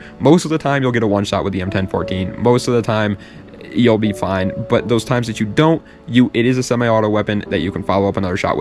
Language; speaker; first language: English; native; English